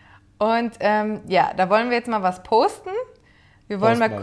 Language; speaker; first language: German; native; German